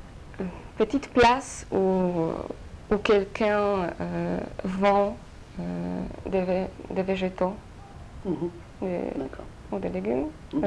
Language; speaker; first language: French; non-native, fluent; Polish